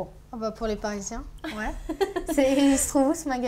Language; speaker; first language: French; native; French